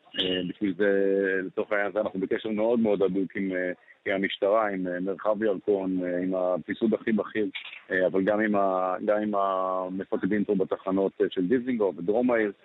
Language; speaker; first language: Hebrew; native; Hebrew